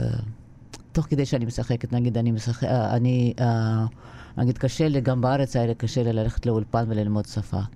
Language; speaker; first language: Hebrew; non-native, fluent; Russian